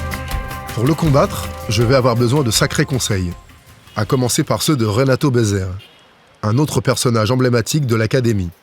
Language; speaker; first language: French; native; French